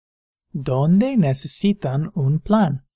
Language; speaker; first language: Spanish; non-native, fluent; English